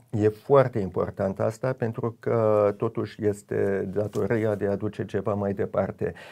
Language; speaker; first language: Romanian; early bilingual, heritage; Romanian